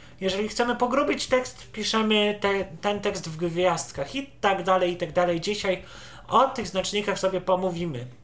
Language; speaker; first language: Polish; native; Polish